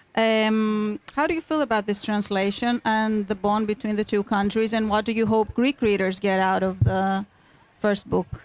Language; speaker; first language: English; non-native, fluent; Greek